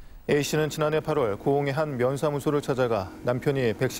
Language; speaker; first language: Korean; native; Korean